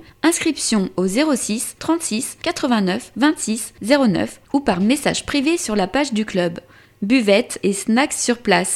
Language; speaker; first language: French; native; French